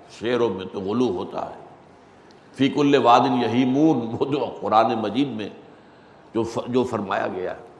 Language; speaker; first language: Urdu; native; Urdu